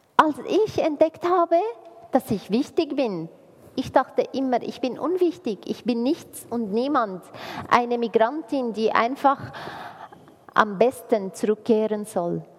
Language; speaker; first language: German; non-native, fluent; Arabic